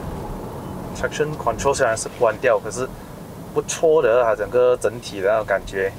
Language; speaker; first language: Chinese; native; Chinese